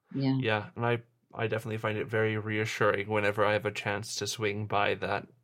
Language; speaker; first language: English; native; English